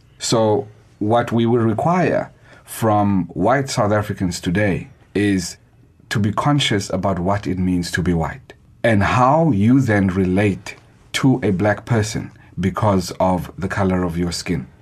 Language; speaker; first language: English; non-native, local second language; Xhosa